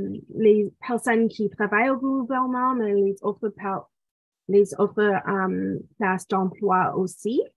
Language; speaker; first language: French; non-native, local second language; English